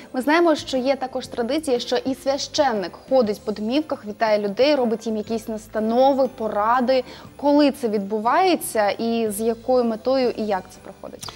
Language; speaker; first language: Ukrainian; native; Ukrainian